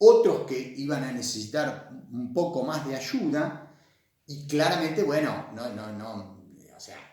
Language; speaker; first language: Spanish; native; Spanish